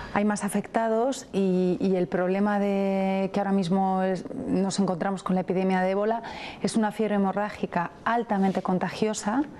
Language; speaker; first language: Spanish; native; Spanish